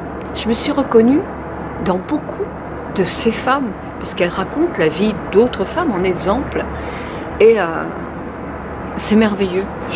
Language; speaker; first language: French; native; French